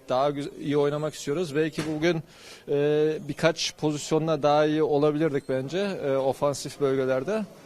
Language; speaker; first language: Turkish; early bilingual, heritage; Turkish